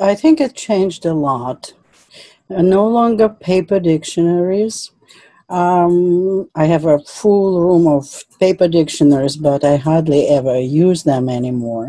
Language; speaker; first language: English; non-native, fluent; Russian